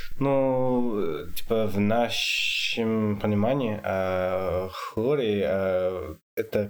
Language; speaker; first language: Russian; non-native, fluent; English